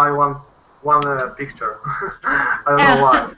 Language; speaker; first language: English; non-native, learner; Polish